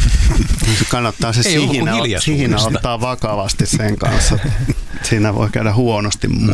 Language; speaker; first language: Finnish; native; Finnish